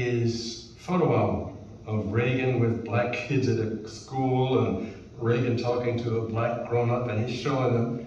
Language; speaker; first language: English; native; English